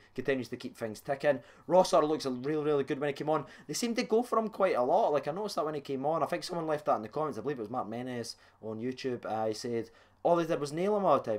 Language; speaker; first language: English; native; English